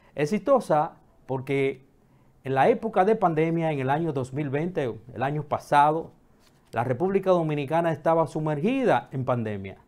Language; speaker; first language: Spanish; native; Spanish